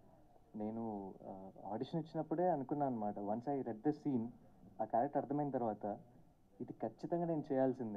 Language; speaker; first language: Telugu; native; Telugu